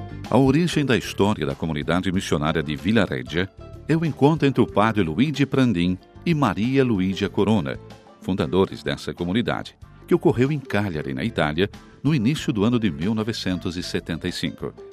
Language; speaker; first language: Portuguese; native; Portuguese